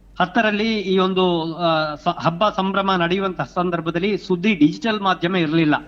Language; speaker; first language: Kannada; native; Kannada